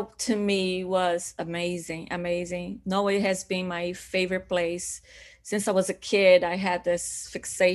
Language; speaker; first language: English; non-native, fluent; Portuguese